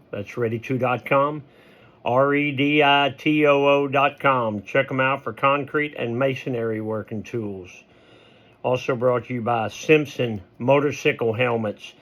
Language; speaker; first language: English; native; English